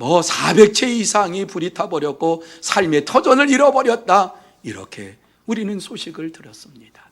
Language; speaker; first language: Korean; native; Korean